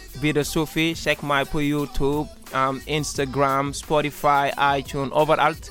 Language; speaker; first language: Norwegian; non-native, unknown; Wolof